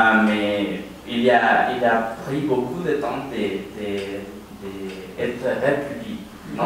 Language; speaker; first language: French; non-native, learner; Spanish